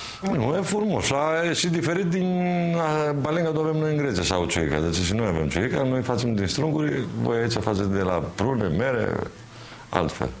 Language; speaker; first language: Romanian; non-native, learner; Greek